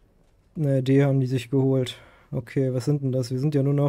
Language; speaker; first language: German; native; German